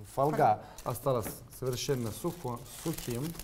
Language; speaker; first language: Russian; non-native, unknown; Italian